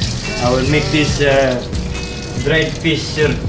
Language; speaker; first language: English; non-native, local second language; Filipino